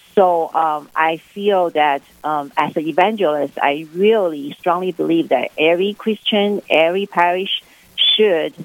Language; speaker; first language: English; non-native, fluent; Chinese